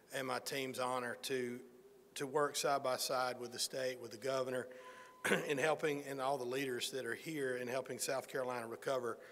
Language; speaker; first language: English; native; English